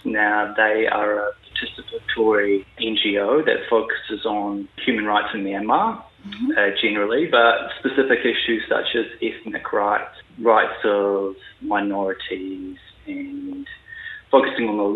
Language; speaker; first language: English; native; English